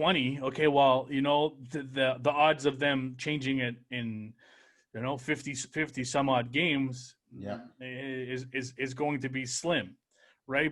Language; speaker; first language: English; native; English